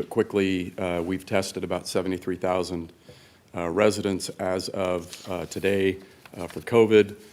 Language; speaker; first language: English; native; English